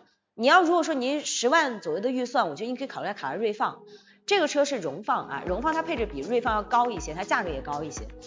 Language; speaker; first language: Chinese; native; Chinese